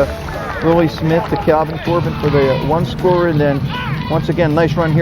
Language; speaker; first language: English; native; English